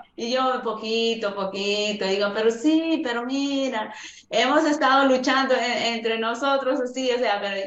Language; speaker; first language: Spanish; native; Spanish